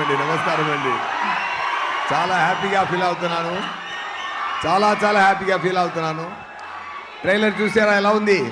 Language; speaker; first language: Telugu; non-native, learner; Tamil